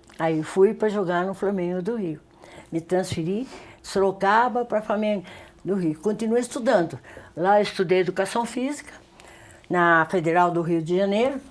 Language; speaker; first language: Portuguese; early bilingual, other home language; Spanish